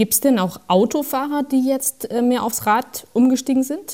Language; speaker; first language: German; native; German